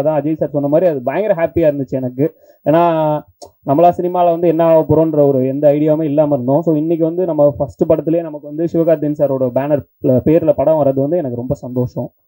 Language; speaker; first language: Tamil; native; Tamil